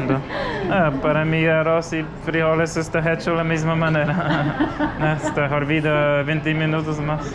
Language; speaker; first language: Spanish; non-native, learner; English